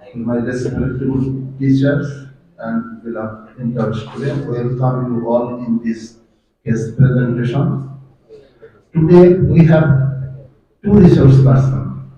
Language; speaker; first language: English; non-native, local second language; Bangla